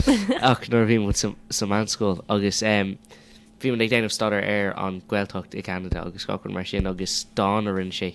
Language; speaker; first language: Irish; non-native, local second language; English